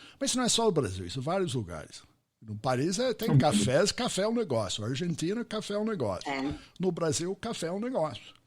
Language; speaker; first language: Portuguese; non-native, fluent; English